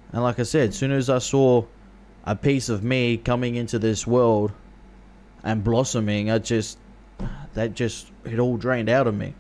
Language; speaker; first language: English; native; English